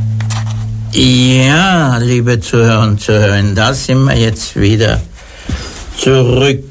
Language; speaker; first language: German; native; German